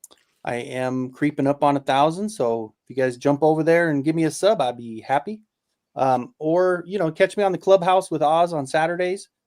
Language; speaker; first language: English; native; English